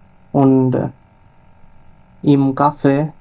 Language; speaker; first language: German; non-native, learner; Bangla